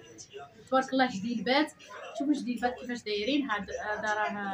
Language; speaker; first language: Arabic; native; Arabic